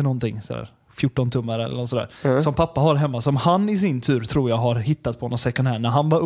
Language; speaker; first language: Swedish; native; Swedish